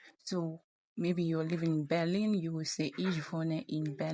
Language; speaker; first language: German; non-native, fluent; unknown